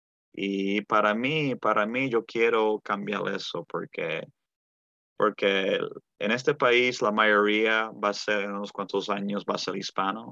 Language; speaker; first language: Spanish; early bilingual, heritage; Spanish